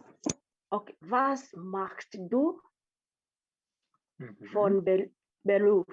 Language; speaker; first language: German; non-native, learner; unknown